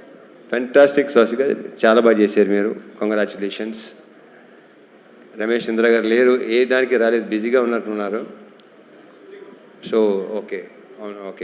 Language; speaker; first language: Telugu; native; Telugu